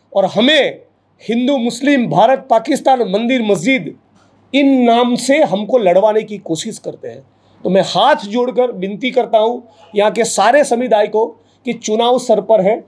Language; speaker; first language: Hindi; non-native, local second language; Gujarati